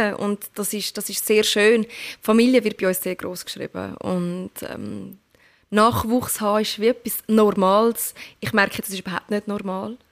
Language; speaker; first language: German; early bilingual, other home language; Turkish